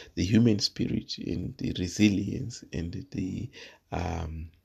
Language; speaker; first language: English; non-native, local second language; Shona